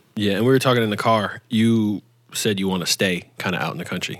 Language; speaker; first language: English; native; English